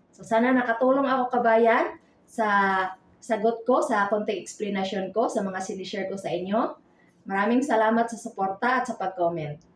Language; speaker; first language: Filipino; non-native, local second language; Cebuano